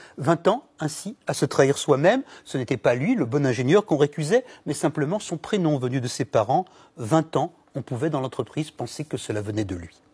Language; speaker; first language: French; native; French